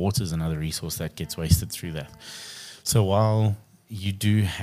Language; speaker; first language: English; native; English